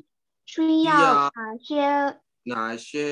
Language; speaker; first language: Chinese; non-native, learner; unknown